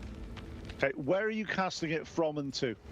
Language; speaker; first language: English; native; English